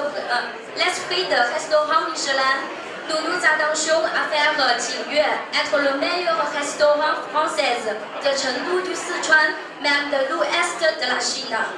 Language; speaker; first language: French; non-native, learner; Chinese